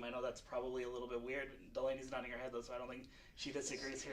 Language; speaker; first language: English; native; English